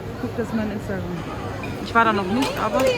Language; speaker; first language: German; early bilingual, other home language; Turkish